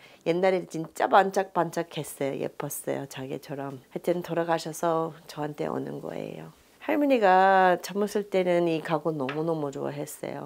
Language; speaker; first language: Korean; non-native, fluent; English